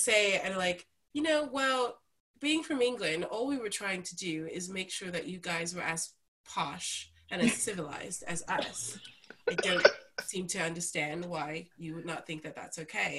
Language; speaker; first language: English; native; English